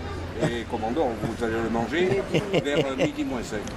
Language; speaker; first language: French; native; French